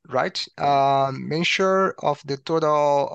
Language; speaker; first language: English; non-native, learner; Portuguese